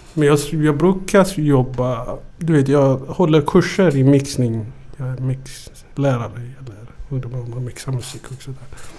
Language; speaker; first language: Swedish; early bilingual, other home language; Amharic